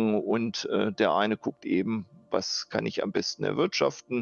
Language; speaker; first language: German; native; German